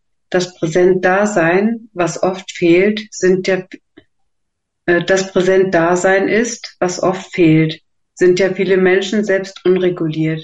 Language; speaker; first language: German; native; German